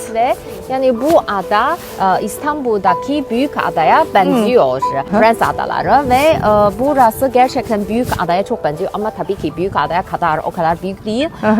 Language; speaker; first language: Turkish; non-native, fluent; Chinese